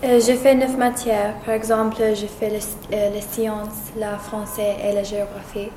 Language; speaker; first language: French; non-native, learner; English